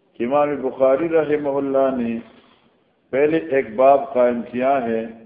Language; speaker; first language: Urdu; non-native, local second language; Northern Hindko